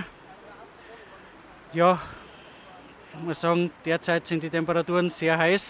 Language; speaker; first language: German; native; German